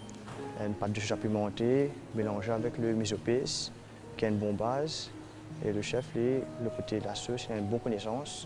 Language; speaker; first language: French; non-native, local second language; Morisyen